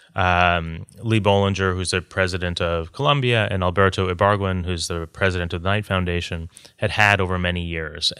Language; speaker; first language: English; native; English